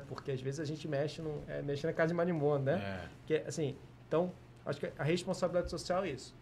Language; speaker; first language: Portuguese; native; Portuguese